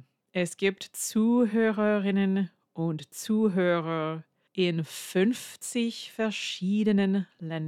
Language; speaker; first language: German; non-native, fluent; English